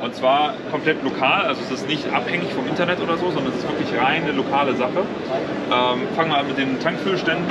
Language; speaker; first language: German; native; German